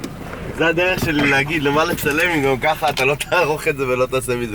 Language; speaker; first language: Hebrew; native; Hebrew